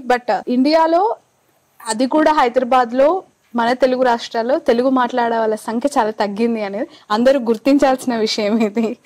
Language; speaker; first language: Telugu; native; Telugu